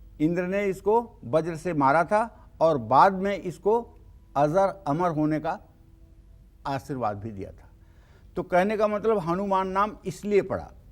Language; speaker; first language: Hindi; native; Hindi